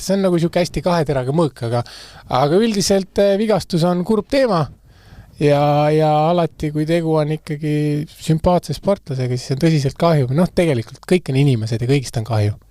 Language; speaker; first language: Estonian; native; Estonian